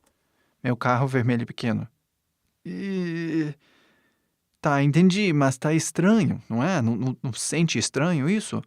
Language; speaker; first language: Portuguese; non-native, fluent; English